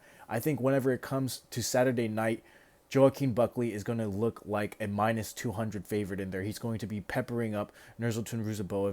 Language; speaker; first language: English; native; English